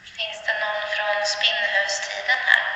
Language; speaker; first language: Swedish; native; Swedish